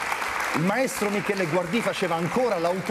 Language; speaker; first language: Italian; native; Italian